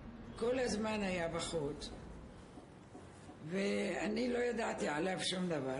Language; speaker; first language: Hebrew; non-native, fluent; Arabic